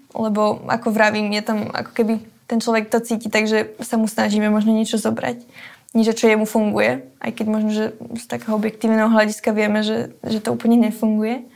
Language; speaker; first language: Slovak; native; Slovak